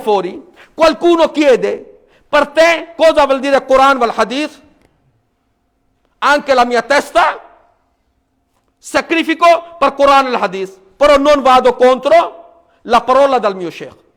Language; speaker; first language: Italian; non-native, fluent; Urdu